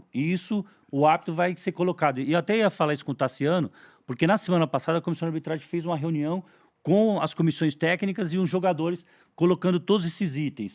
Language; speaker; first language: Portuguese; native; Portuguese